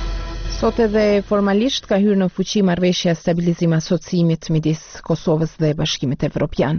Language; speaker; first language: Albanian; native; Albanian